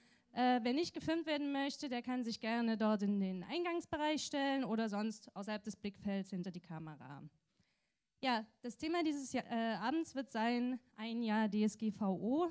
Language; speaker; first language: German; native; German